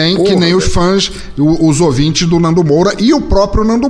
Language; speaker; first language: Portuguese; native; Portuguese